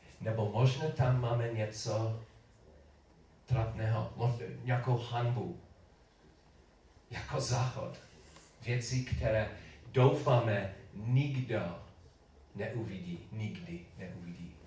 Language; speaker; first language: Czech; non-native, learner; English